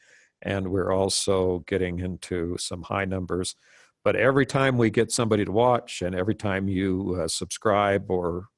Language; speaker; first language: English; native; English